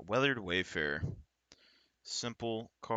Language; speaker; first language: English; native; English